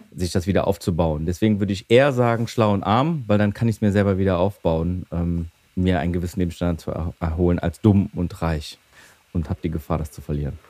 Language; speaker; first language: German; early bilingual, other home language; Greek